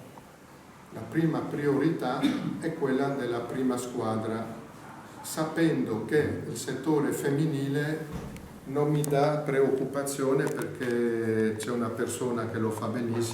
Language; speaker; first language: Italian; native; Italian